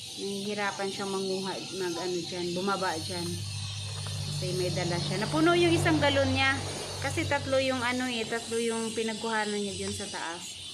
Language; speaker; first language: Filipino; non-native, local second language; Cebuano